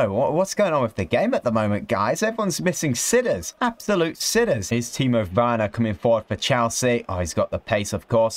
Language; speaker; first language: English; native; English